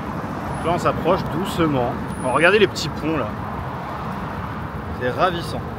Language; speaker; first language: French; native; French